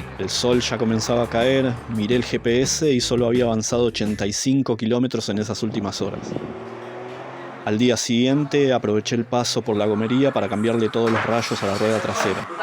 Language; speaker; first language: Spanish; native; Spanish